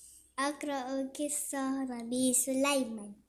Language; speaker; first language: Arabic; non-native, learner; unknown